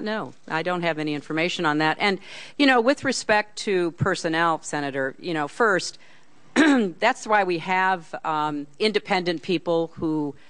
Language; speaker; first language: English; native; English